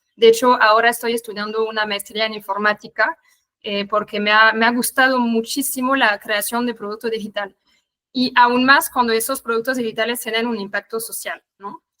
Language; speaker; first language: Spanish; non-native, fluent; French